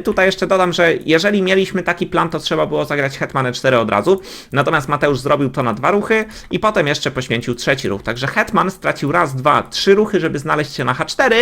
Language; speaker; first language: Polish; native; Polish